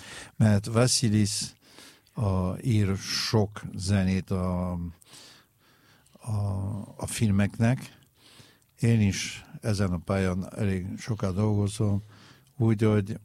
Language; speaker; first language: Hungarian; non-native, learner; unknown